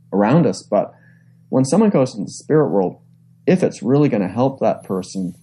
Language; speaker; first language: English; native; English